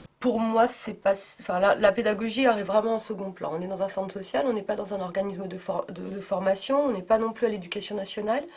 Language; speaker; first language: French; native; French